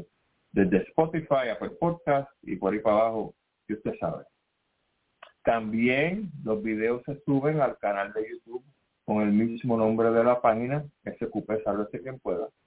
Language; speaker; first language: Spanish; native; Spanish